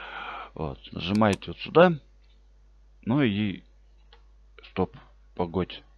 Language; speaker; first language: Russian; native; Russian